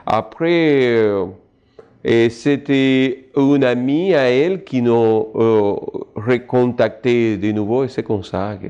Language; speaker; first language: French; non-native, fluent; Spanish